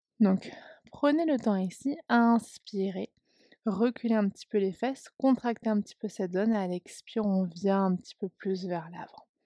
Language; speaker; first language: French; native; French